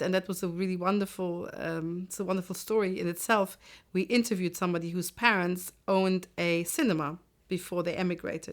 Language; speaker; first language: English; non-native, fluent; German